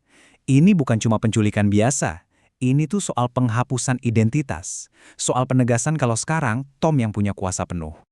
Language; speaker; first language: Indonesian; native; Indonesian